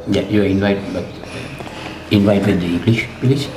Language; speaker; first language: English; non-native, local second language; Sinhala